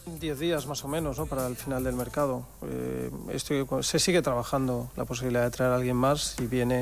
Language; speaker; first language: Spanish; native; Spanish